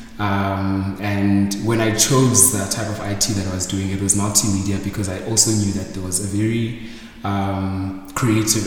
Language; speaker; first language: English; non-native, local second language; Xhosa